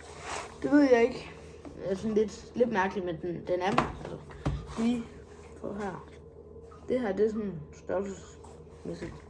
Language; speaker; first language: Danish; native; Danish